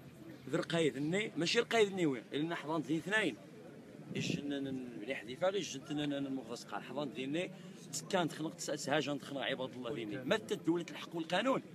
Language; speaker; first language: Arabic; non-native, local second language; Riffian